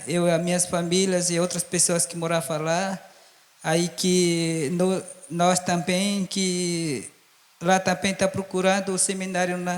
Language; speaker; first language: Portuguese; non-native, local second language; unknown